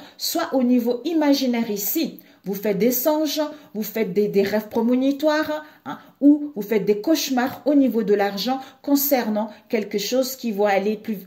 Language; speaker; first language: French; native; French